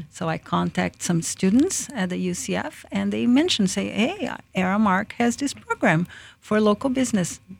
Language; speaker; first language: English; early bilingual, other home language; Portuguese